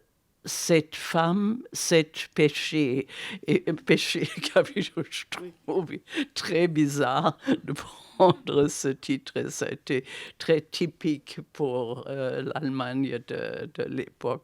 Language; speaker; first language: French; non-native, fluent; German